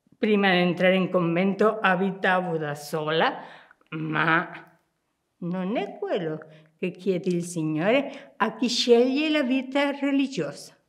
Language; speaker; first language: Italian; non-native, fluent; Spanish